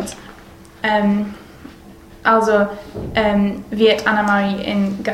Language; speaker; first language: German; non-native, learner; English